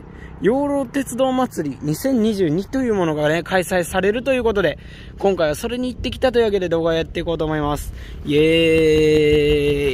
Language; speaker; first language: Japanese; native; Japanese